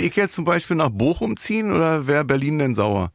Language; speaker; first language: German; native; German